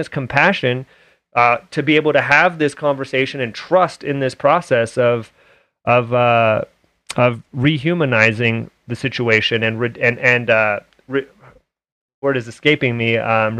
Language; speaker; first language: English; native; English